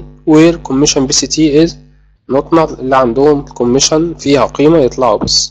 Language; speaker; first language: Arabic; native; Arabic